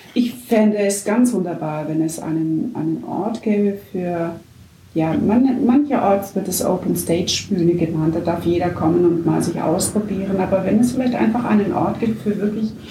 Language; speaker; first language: German; native; German